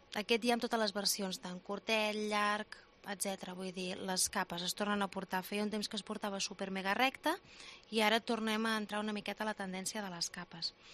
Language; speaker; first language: Catalan; native; Catalan